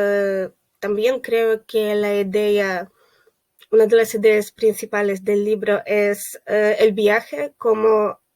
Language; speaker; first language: Spanish; non-native, fluent; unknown